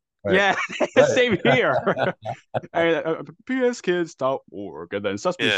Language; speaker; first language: English; native; English